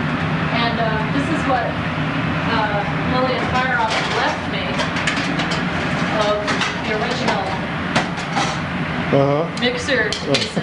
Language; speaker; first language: English; native; English